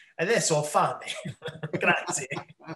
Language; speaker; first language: Italian; early bilingual, heritage; English